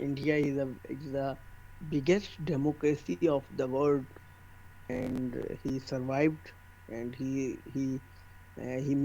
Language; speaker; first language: English; non-native, local second language; Hindi